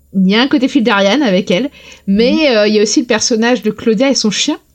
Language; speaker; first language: French; native; French